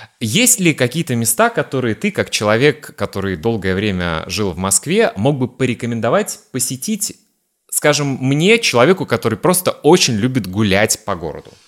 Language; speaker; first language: Russian; native; Russian